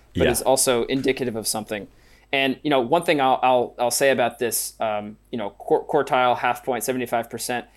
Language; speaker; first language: English; native; English